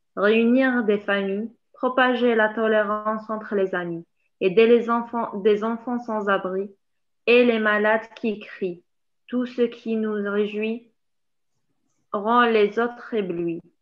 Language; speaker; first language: French; non-native, local second language; Arabic